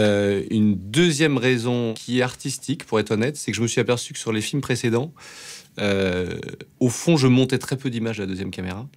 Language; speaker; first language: French; native; French